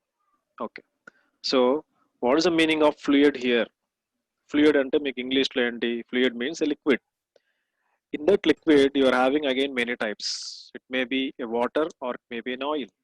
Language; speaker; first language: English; non-native, local second language; Telugu